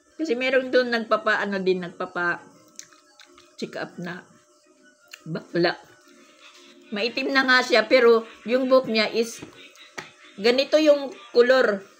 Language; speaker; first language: Filipino; non-native, local second language; Waray